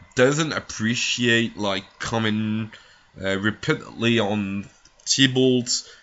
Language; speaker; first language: English; non-native, fluent; French